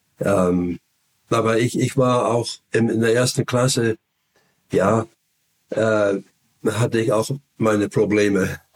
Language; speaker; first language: German; non-native, fluent; English